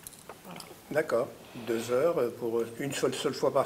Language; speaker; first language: French; native; French